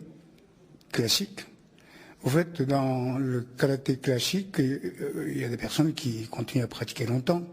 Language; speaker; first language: French; non-native, fluent; Japanese